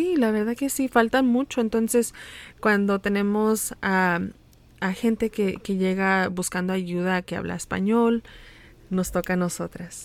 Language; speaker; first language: Spanish; early bilingual, heritage; Spanish